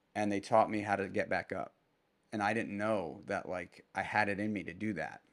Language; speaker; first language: English; native; English